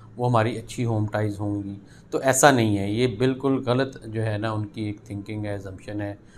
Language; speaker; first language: Urdu; non-native, local second language; Punjabi